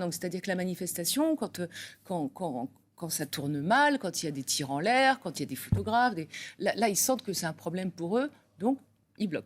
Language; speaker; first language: French; native; French